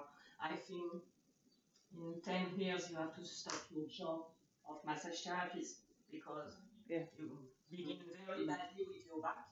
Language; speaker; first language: English; non-native, learner; French